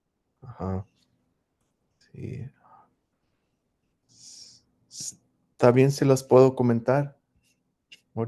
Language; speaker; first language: Spanish; early bilingual, heritage; English